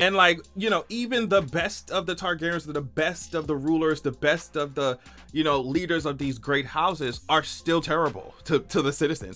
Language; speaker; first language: English; native; English